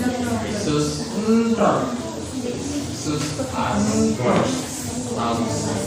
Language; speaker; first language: English; non-native, learner; Indonesian